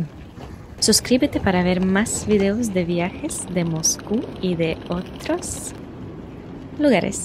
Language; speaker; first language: Spanish; non-native, fluent; Russian